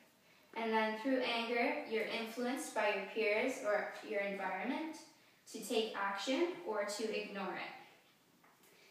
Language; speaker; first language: English; native; English